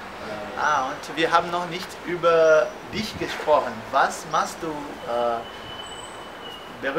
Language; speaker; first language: German; non-native, fluent; Portuguese